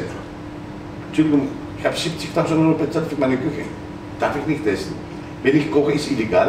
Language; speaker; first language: German; non-native, fluent; Greek